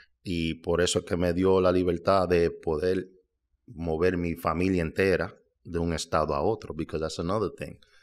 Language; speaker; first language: Spanish; early bilingual, heritage; Spanish